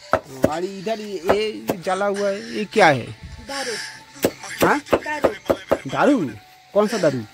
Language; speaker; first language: Hindi; non-native, local second language; Bangla